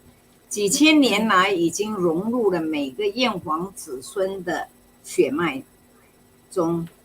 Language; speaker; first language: Chinese; native; Chinese